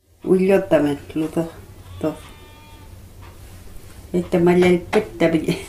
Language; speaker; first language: Spanish; non-native, local second language; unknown